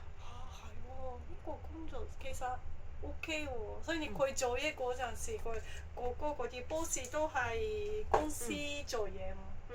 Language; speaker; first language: Cantonese; non-native, fluent; Japanese